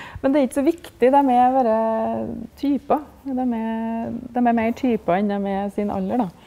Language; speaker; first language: Norwegian; native; Norwegian